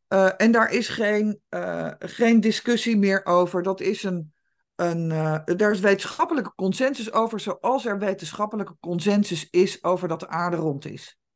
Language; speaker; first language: Dutch; native; Dutch